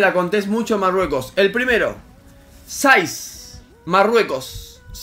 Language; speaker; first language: Spanish; native; Spanish